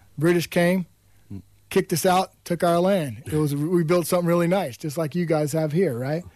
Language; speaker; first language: English; native; English